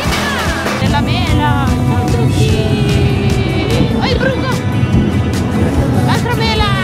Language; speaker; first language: Italian; native; Italian